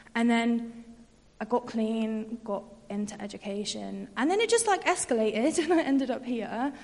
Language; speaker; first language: English; native; English